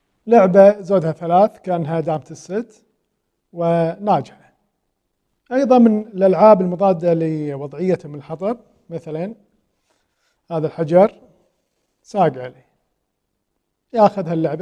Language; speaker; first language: Arabic; native; Arabic